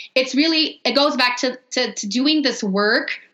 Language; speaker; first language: English; non-native, fluent; Portuguese